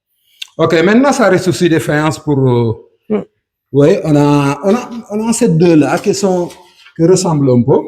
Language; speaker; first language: French; non-native, local second language; Wolof